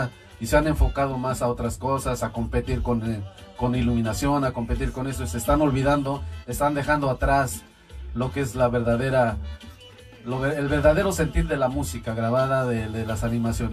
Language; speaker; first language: Spanish; native; Spanish